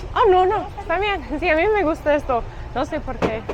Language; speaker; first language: Spanish; non-native, learner; English